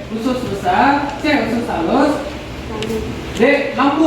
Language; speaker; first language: Indonesian; non-native, local second language; Sundanese